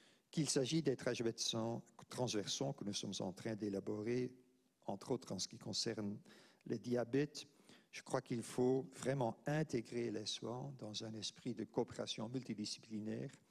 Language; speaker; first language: French; non-native, local second language; Dutch